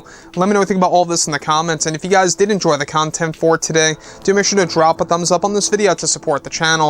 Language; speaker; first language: English; native; English